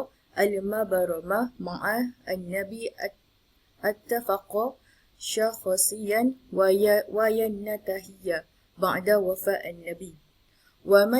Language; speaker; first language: Arabic; non-native, learner; Malay